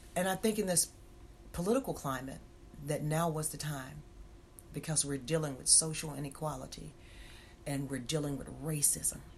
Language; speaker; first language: English; native; English